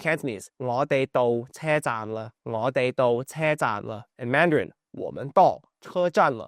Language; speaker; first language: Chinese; non-native, fluent; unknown